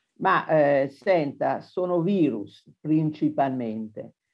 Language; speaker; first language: Italian; native; Italian